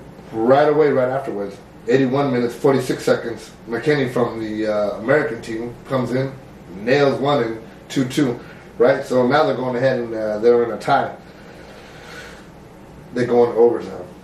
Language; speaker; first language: English; early bilingual, other home language; Spanish